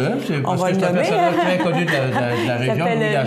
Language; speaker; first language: French; native; French